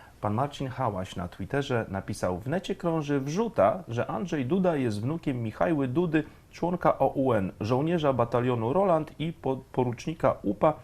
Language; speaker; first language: Polish; native; Polish